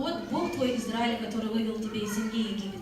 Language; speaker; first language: Russian; native; Russian